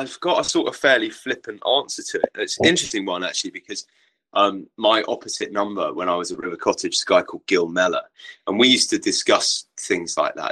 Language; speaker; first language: English; native; English